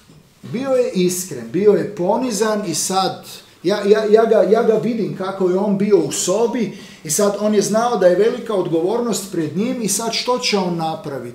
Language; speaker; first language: Croatian; native; Croatian